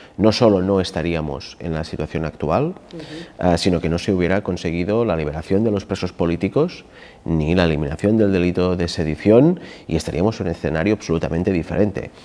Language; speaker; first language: Spanish; non-native, local second language; Catalan